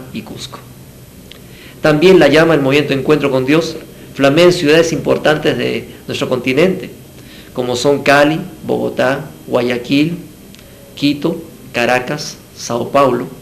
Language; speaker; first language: Spanish; native; Spanish